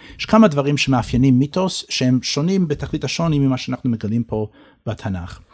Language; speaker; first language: Hebrew; non-native, fluent; English